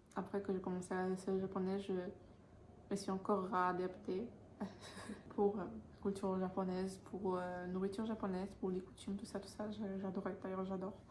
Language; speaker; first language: French; non-native, fluent; Polish